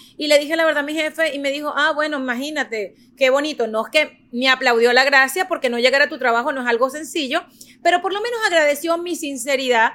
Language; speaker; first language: Spanish; native; Spanish